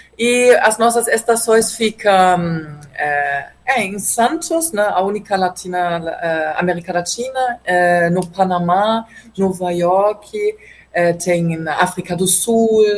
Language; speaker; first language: Portuguese; non-native, fluent; German